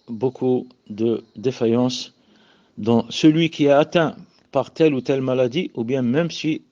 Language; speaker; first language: French; non-native, local second language; Arabic